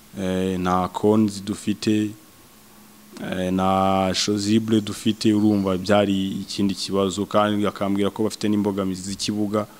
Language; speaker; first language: Kinyarwanda; native; Kinyarwanda